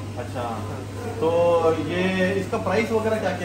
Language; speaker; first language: Hindi; native; Hindi